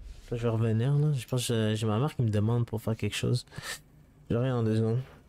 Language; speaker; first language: French; native; French